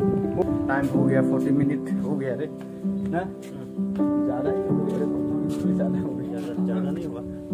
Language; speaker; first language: Hindi; non-native, local second language; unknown